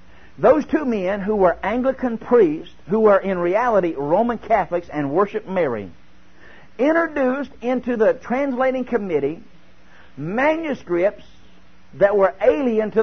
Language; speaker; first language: English; native; English